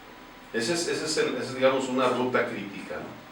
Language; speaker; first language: Spanish; native; Spanish